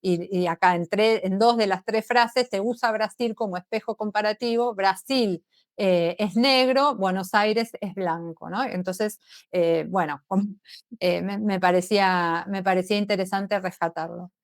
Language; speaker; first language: Spanish; native; Spanish